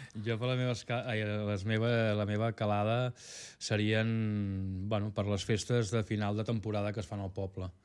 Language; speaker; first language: Catalan; native; Catalan